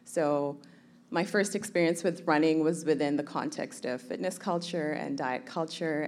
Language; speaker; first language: English; non-native, local second language; Somali